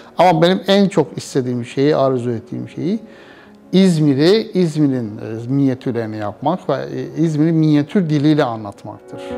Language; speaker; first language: Turkish; non-native, fluent; Persian